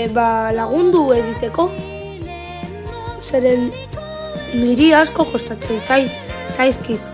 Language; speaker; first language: Basque; non-native, local second language; Spanish